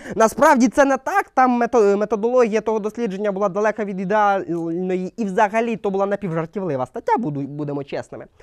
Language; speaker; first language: Ukrainian; non-native, local second language; Russian